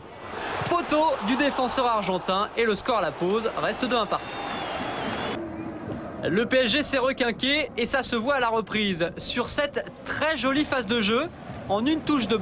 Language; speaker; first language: French; native; French